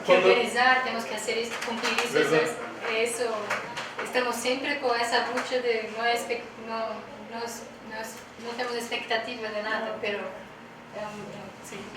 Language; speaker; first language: Spanish; non-native, learner; Portuguese